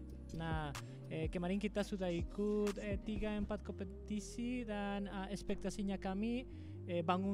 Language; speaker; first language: Indonesian; non-native, fluent; Spanish